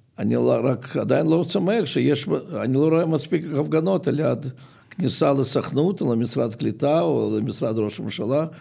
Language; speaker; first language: Hebrew; non-native, fluent; Russian